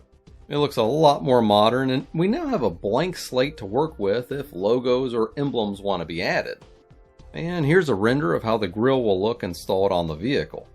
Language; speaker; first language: English; native; English